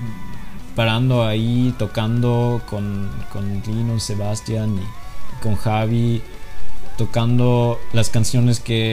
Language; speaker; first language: Spanish; non-native, fluent; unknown